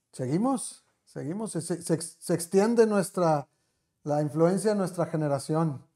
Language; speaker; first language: Spanish; native; Spanish